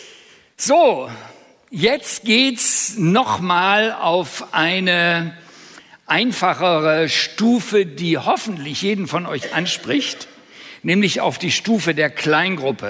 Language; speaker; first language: German; native; German